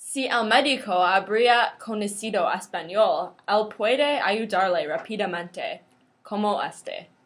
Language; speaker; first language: Spanish; non-native, learner; English